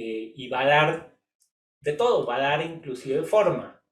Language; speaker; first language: Spanish; native; Spanish